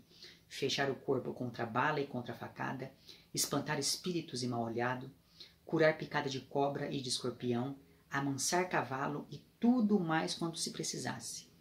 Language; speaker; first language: Portuguese; native; Portuguese